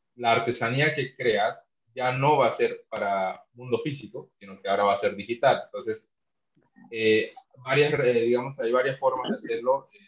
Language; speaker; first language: Spanish; non-native, local second language; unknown